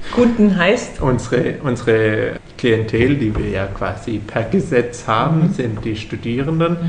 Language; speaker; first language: German; native; German